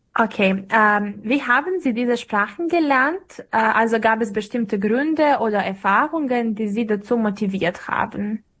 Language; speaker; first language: German; non-native, fluent; Serbian